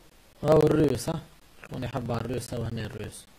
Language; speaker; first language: Arabic; native; Arabic